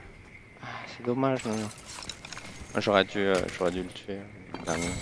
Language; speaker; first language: French; native; French